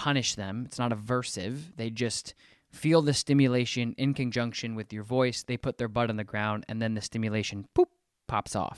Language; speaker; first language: English; native; English